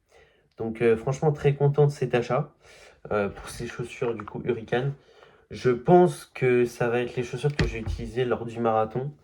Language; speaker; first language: French; native; French